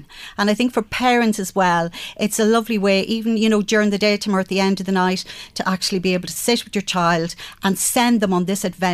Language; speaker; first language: English; native; English